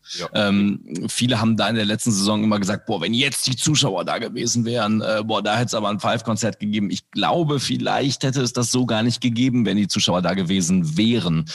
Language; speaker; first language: German; early bilingual, other home language; Indonesian